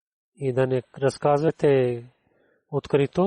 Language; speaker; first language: Bulgarian; non-native, learner; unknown